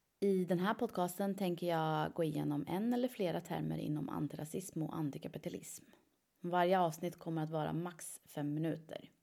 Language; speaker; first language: Swedish; early bilingual, other home language; Persian